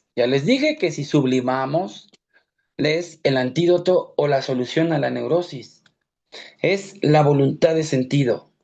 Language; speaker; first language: Spanish; native; Spanish